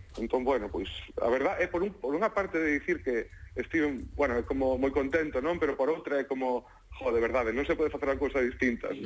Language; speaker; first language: Galician; non-native, local second language; Spanish